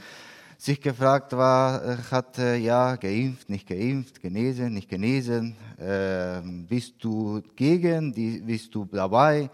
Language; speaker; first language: German; non-native, learner; Spanish